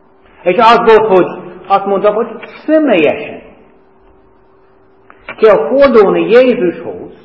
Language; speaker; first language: Hungarian; non-native, fluent; English